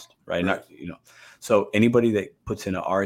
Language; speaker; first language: English; native; English